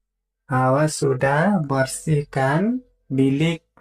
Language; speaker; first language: Indonesian; non-native, fluent; Nepali